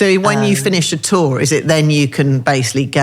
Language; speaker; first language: English; native; English